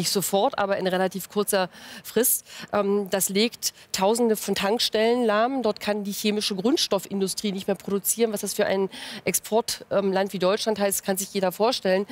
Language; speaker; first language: German; native; German